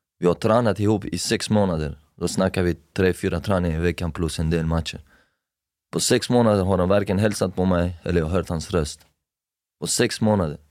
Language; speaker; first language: Swedish; non-native, fluent; Persian